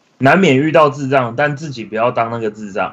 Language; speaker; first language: Chinese; native; Chinese